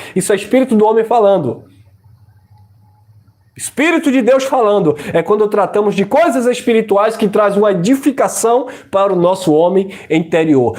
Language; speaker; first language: Portuguese; native; Portuguese